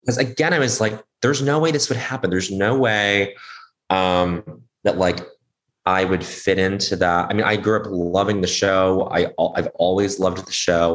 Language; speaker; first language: English; native; English